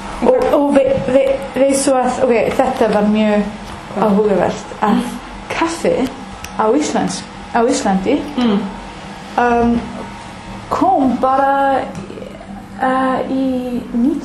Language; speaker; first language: Icelandic; non-native, learner; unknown